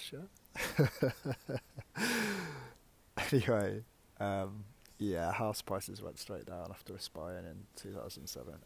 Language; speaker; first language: English; native; English